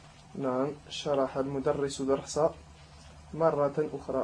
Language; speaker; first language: Arabic; non-native, learner; French